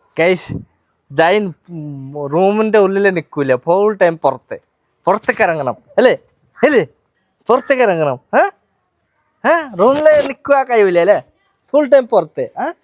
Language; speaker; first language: Malayalam; non-native, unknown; Bangla